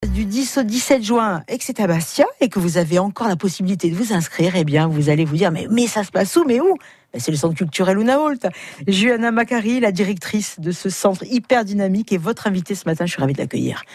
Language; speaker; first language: French; native; French